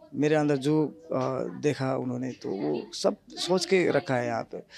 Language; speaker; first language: Hindi; non-native, local second language; Nepali